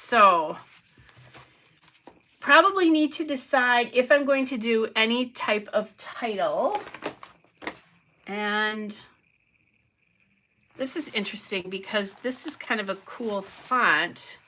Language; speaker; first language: English; native; English